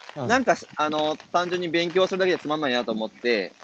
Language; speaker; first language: Japanese; native; Japanese